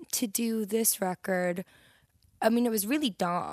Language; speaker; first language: English; native; English